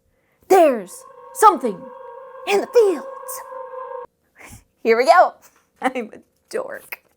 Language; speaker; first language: English; native; English